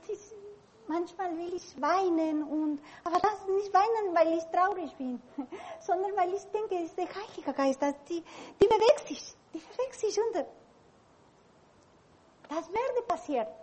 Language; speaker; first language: German; non-native, learner; Spanish